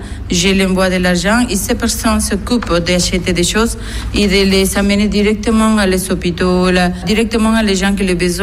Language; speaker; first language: French; non-native, learner; Spanish